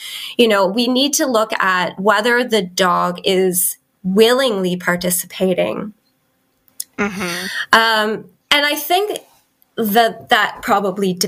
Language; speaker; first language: English; native; English